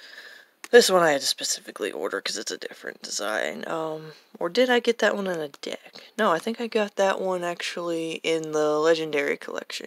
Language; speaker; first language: English; native; English